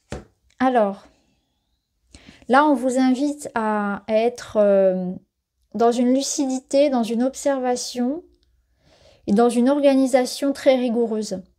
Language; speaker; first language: French; native; French